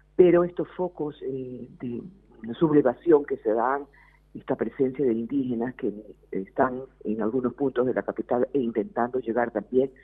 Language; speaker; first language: Spanish; native; Spanish